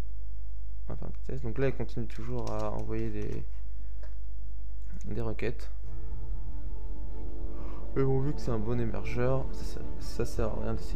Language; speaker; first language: French; native; French